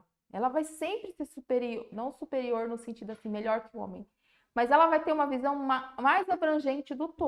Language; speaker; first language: Portuguese; native; Portuguese